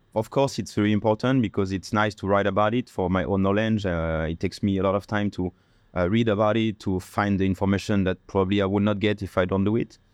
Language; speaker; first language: English; non-native, fluent; French